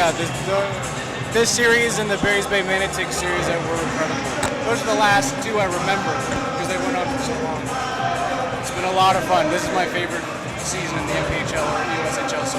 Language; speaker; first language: English; native; English